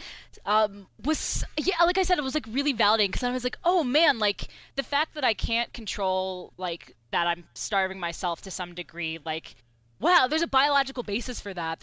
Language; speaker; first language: English; early bilingual, other home language; Persian